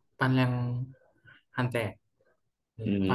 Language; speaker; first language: Korean; non-native, learner; Vietnamese